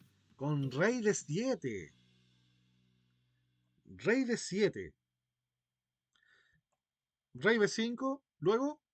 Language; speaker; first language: Spanish; native; Spanish